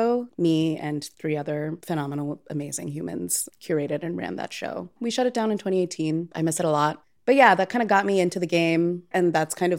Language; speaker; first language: English; non-native, local second language; Telugu